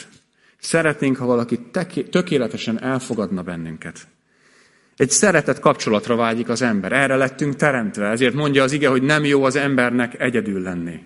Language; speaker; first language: Hungarian; native; Hungarian